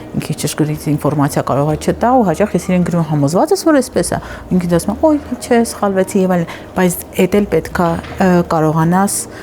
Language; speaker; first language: Armenian; native; Armenian